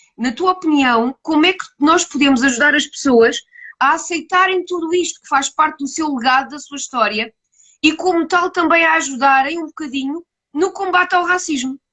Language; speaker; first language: Portuguese; native; Portuguese